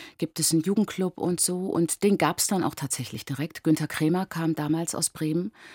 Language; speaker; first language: German; early bilingual, other home language; Persian